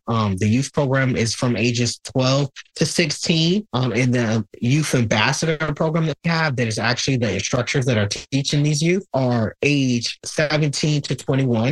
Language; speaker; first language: English; native; English